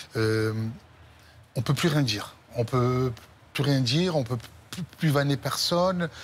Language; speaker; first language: French; native; French